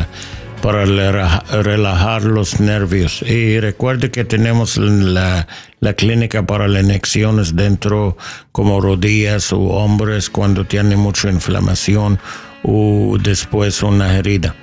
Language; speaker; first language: Spanish; non-native, learner; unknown